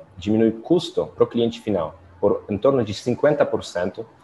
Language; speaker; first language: Portuguese; non-native, fluent; Polish